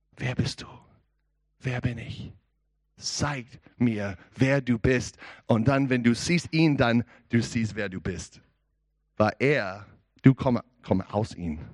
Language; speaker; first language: German; non-native, learner; English